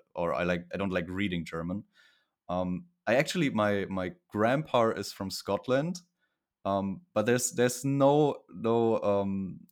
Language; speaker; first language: English; non-native, fluent; German